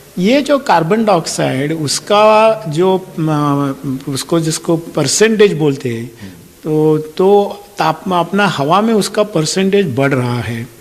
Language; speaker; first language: Hindi; non-native, local second language; Marathi